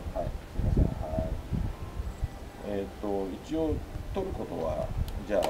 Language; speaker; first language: Japanese; native; Japanese